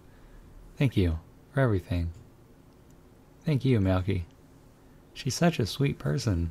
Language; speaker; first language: English; native; English